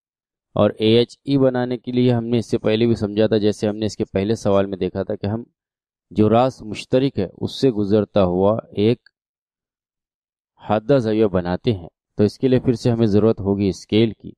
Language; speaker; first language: Urdu; native; Urdu